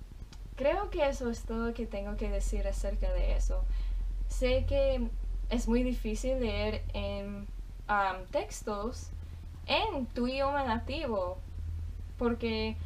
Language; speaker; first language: Spanish; non-native, fluent; English